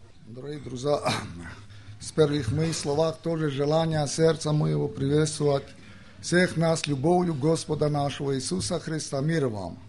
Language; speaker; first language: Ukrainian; non-native, local second language; Romany